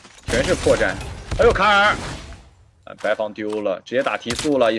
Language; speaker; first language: Chinese; native; Chinese